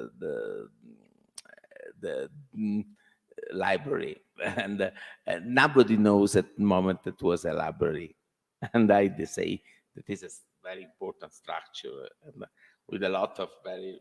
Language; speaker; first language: English; non-native, learner; Italian